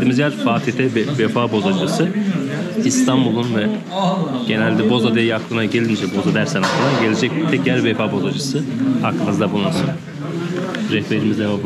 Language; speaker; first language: Turkish; native; Turkish